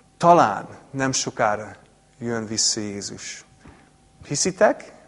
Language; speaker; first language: Hungarian; non-native, fluent; English